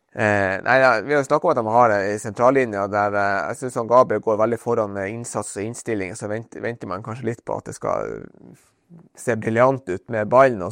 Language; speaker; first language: Norwegian; native; Norwegian